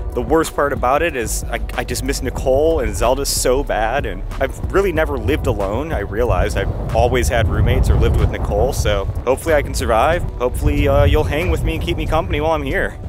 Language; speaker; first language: English; native; English